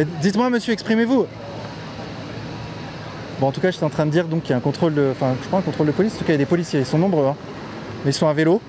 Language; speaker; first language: French; native; French